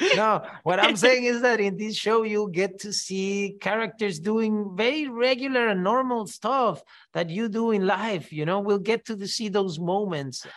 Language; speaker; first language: English; non-native, fluent; Spanish